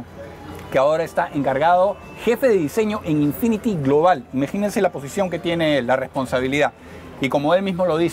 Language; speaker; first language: Spanish; native; Spanish